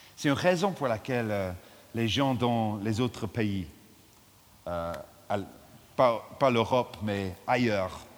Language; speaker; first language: French; non-native, fluent; English